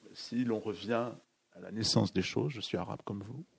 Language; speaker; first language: French; native; French